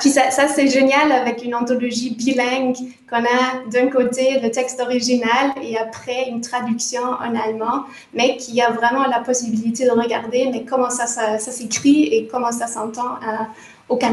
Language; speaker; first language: French; non-native, fluent; German